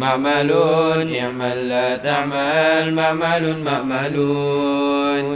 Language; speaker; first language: Arabic; non-native, learner; Malay